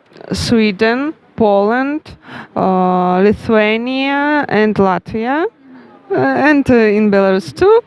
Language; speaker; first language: English; non-native, learner; Russian